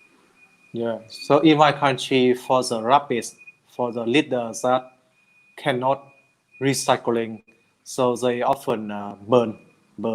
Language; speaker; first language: English; non-native, learner; Vietnamese